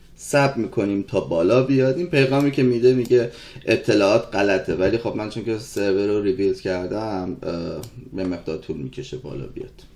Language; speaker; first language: Persian; early bilingual, heritage; Persian